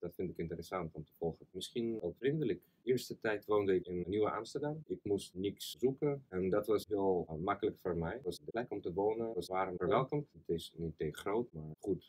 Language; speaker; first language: Dutch; non-native, fluent; Russian